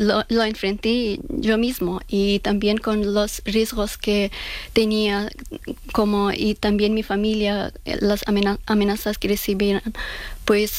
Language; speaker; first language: Spanish; non-native, learner; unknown